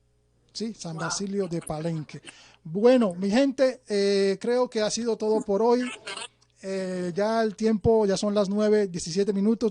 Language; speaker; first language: Spanish; native; Spanish